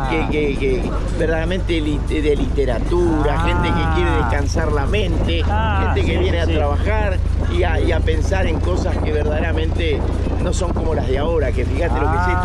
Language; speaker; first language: Spanish; native; Spanish